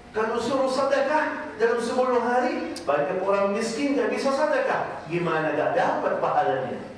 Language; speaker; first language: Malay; non-native, fluent; Arabic